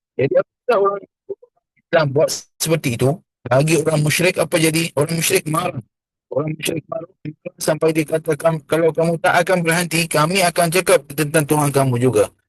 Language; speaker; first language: Malay; non-native, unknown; Arabic